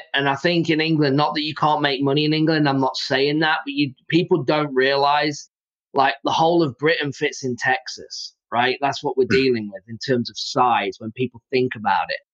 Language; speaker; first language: English; native; English